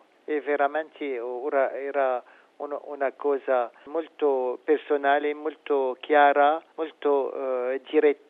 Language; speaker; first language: Italian; non-native, fluent; Arabic